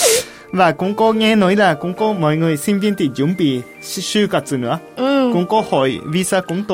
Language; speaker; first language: Vietnamese; non-native, fluent; Japanese